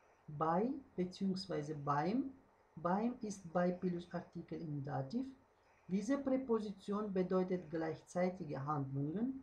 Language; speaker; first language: German; non-native, fluent; Uzbek